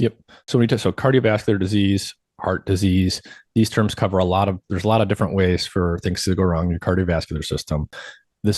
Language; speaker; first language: English; native; English